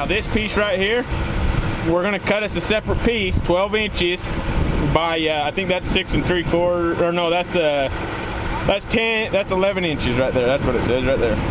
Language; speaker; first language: English; native; English